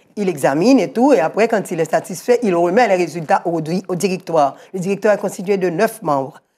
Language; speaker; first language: French; native; French